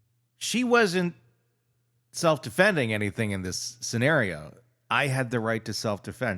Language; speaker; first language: English; native; English